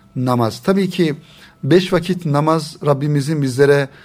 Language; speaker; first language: Turkish; native; Turkish